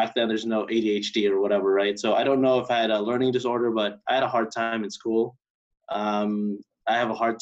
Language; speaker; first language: English; early bilingual, other home language; Cebuano